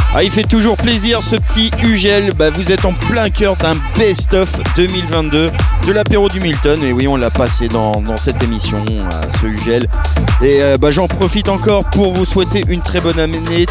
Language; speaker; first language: French; native; French